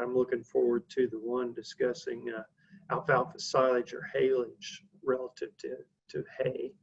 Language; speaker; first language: English; native; English